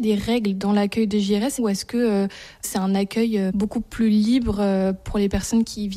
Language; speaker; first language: French; native; French